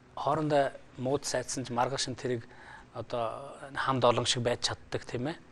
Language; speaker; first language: Mongolian; non-native, fluent; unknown